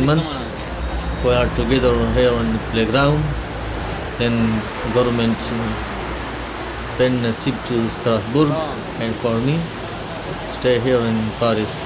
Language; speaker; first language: English; non-native, learner; Pashto